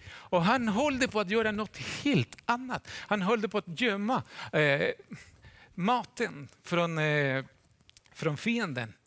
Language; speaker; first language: Swedish; non-native, fluent; Spanish